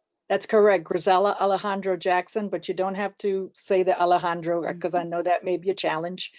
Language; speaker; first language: English; early bilingual, other home language; Spanish